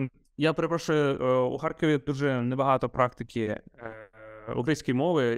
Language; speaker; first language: Ukrainian; non-native, local second language; Russian